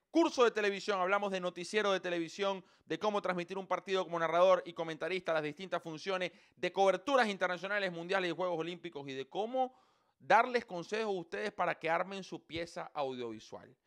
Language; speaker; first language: Spanish; native; Spanish